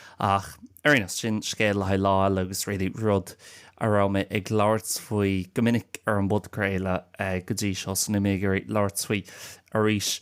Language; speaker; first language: Irish; non-native, local second language; English